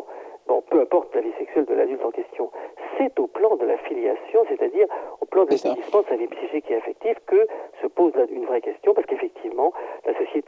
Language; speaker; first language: French; native; French